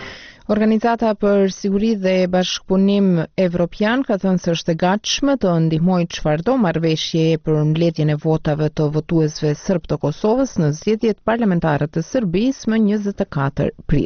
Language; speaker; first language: Albanian; native; Albanian